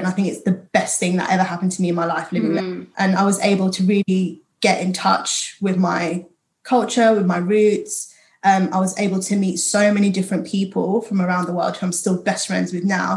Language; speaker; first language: English; native; English